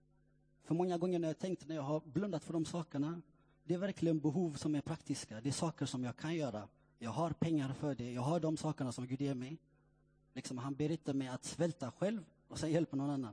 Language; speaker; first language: Swedish; non-native, fluent; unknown